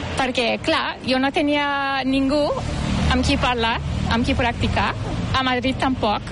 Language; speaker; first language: Catalan; non-native, fluent; Turkish